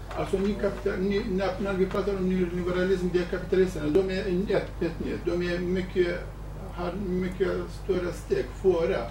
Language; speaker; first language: Swedish; non-native, fluent; Kurdish